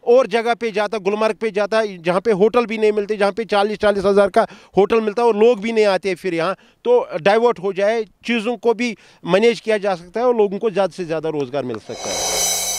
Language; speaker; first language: Hindi; non-native, local second language; Kashmiri